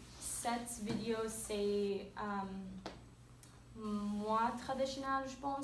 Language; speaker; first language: French; non-native, learner; English